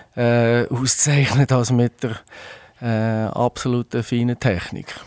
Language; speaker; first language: German; native; German